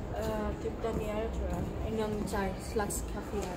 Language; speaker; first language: Swedish; early bilingual, other home language; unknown